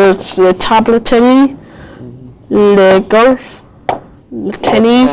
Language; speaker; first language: French; non-native, learner; English